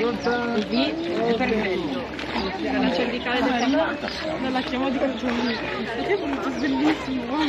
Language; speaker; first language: Italian; non-native, fluent; Sinhala